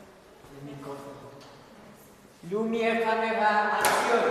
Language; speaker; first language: French; non-native, learner; Spanish